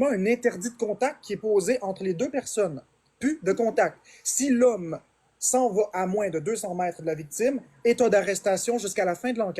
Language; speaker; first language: French; native; French